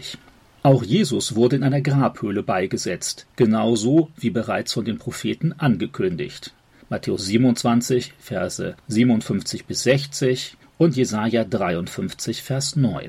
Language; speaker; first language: German; native; German